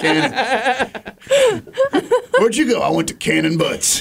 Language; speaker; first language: English; native; English